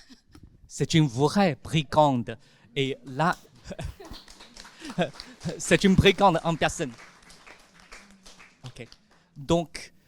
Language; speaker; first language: French; non-native, fluent; Chinese